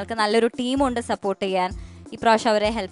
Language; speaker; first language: Malayalam; native; Malayalam